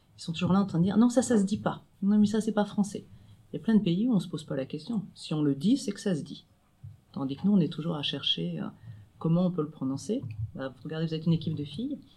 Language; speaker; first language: French; native; French